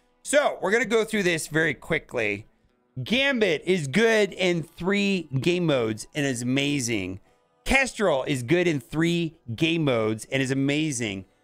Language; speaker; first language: English; native; English